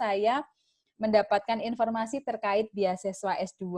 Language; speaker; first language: Indonesian; native; Indonesian